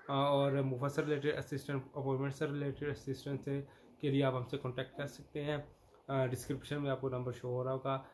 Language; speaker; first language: Urdu; non-native, local second language; Punjabi